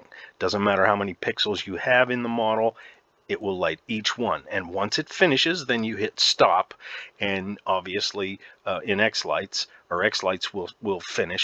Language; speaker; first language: English; native; English